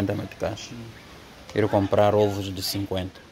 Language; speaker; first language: Spanish; non-native, learner; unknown